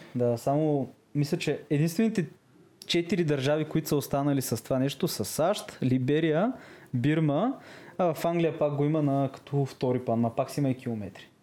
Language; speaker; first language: Bulgarian; native; Bulgarian